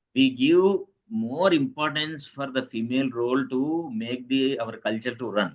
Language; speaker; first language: English; non-native, local second language; Telugu